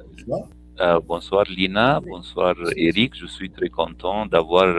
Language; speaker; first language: French; non-native, fluent; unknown